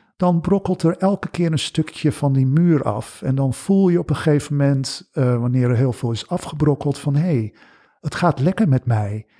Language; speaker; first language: Dutch; early bilingual, other home language; English